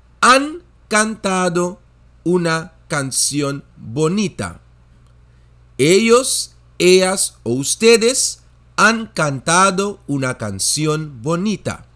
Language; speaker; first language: Spanish; non-native, fluent; Dutch